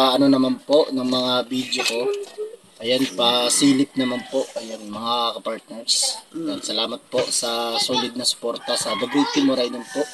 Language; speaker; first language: Filipino; non-native, local second language; Waray